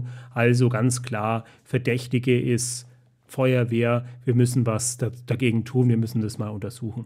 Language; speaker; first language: German; native; German